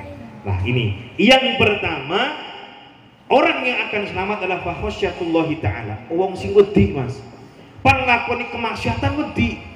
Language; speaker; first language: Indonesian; non-native, local second language; Javanese